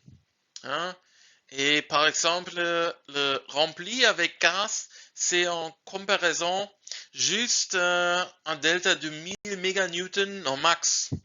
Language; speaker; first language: French; non-native, learner; German